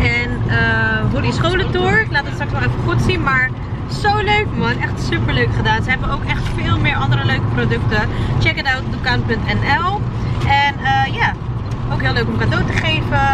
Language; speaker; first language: Dutch; native; Dutch